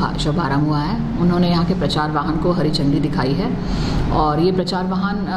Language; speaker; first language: Hindi; native; Hindi